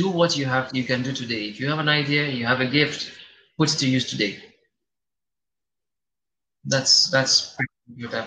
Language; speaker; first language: English; non-native, local second language; Igbo